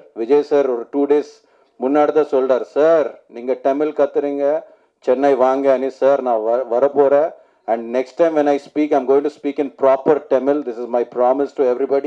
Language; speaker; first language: Tamil; non-native, learner; Telugu